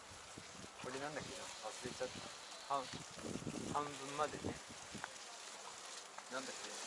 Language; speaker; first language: Japanese; native; Japanese